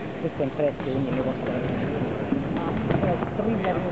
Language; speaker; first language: Italian; non-native, fluent; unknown